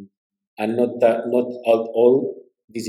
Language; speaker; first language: English; non-native, learner; Spanish